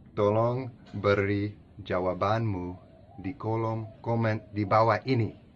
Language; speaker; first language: Indonesian; non-native, learner; English